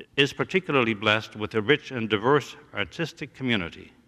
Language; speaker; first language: English; early bilingual, other home language; French